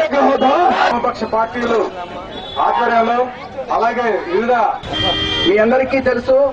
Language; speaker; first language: Telugu; native; Telugu